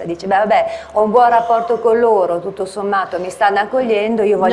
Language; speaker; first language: Italian; native; Italian